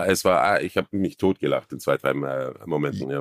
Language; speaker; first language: German; non-native, fluent; Croatian